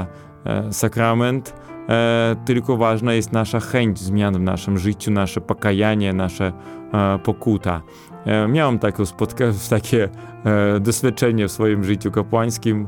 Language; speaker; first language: Polish; non-native, fluent; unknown